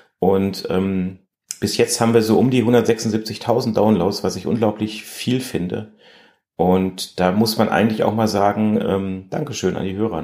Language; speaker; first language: German; native; German